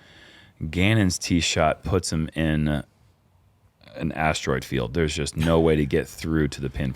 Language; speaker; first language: English; native; English